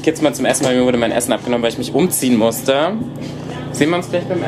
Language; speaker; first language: German; native; German